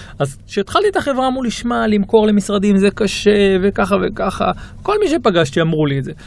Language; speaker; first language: Hebrew; native; Hebrew